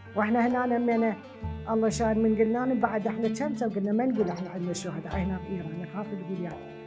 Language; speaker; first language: Arabic; non-native, local second language; Southern Kurdish